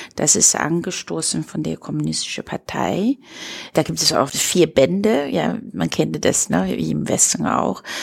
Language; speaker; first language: German; non-native, fluent; Chinese